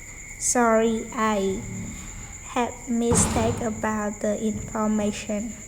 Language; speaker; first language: English; non-native, learner; Vietnamese